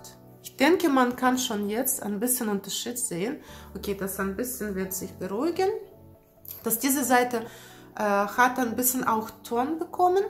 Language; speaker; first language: German; non-native, fluent; Russian